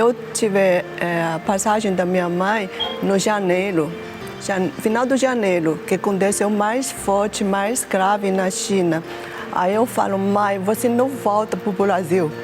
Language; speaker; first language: Portuguese; non-native, learner; Chinese